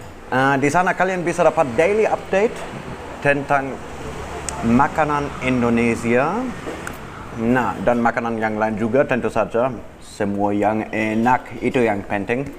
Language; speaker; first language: Indonesian; non-native, fluent; German